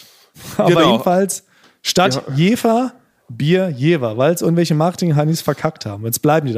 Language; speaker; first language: German; native; German